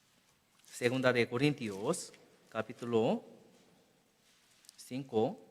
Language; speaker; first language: Spanish; non-native, learner; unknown